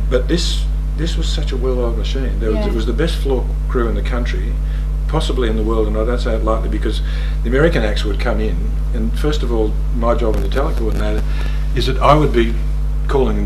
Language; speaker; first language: English; native; English